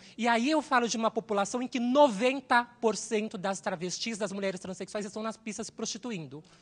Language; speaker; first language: Portuguese; native; Portuguese